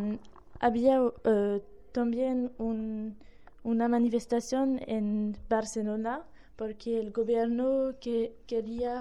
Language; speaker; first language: Spanish; non-native, learner; French